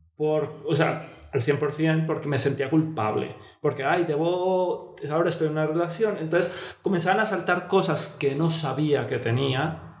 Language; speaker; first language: Spanish; native; Spanish